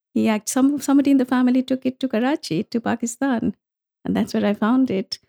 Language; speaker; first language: English; non-native, local second language; Bangla